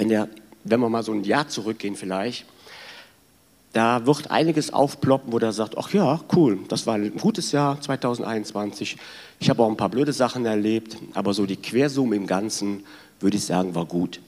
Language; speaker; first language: German; native; German